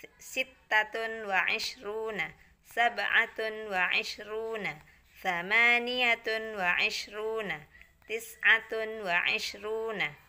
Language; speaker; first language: Arabic; non-native, fluent; Indonesian